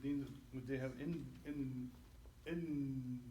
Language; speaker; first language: Arabic; non-native, learner; English